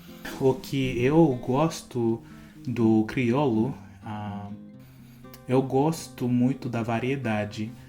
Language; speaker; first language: Portuguese; non-native, fluent; English